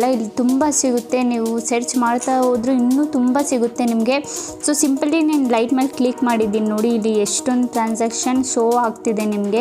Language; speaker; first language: Kannada; native; Kannada